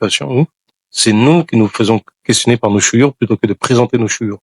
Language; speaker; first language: French; non-native, local second language; Wolof